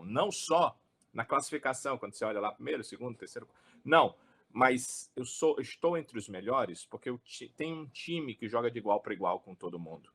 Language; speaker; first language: Portuguese; native; Portuguese